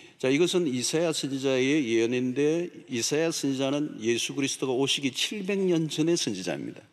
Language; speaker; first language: Korean; native; Korean